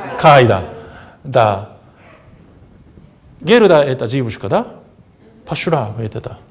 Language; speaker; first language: Russian; non-native, fluent; Japanese